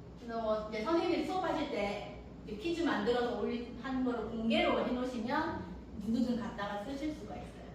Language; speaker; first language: Korean; native; Korean